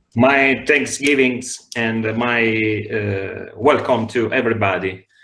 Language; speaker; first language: English; non-native, learner; Italian